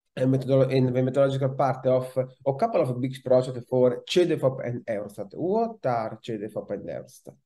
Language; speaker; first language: English; non-native, fluent; Italian